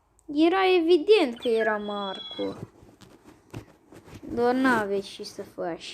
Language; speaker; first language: Romanian; native; Romanian